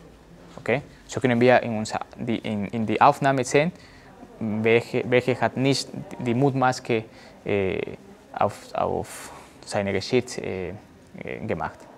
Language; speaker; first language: German; non-native, learner; Spanish